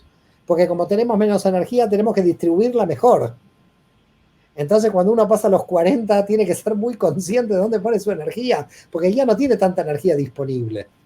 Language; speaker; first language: Spanish; native; Spanish